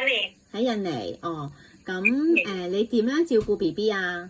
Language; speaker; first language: Cantonese; native; Cantonese